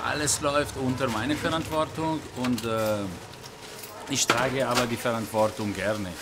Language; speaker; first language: German; non-native, fluent; Italian